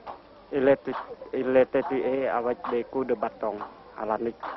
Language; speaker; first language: French; non-native, local second language; Khmer